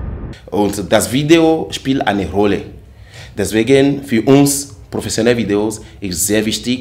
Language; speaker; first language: German; non-native, learner; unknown